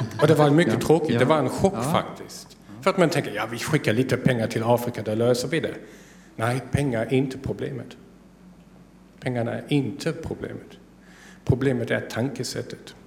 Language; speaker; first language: Swedish; non-native, fluent; German